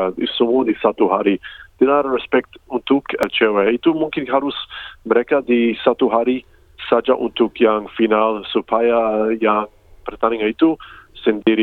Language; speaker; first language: Indonesian; early bilingual, heritage; English